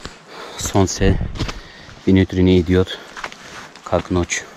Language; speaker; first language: Russian; non-native, learner; Turkish